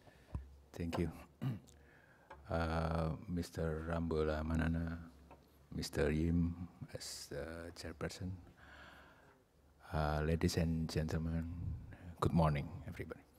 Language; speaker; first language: English; non-native, learner; Indonesian